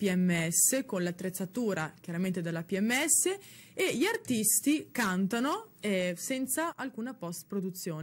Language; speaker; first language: Italian; native; Italian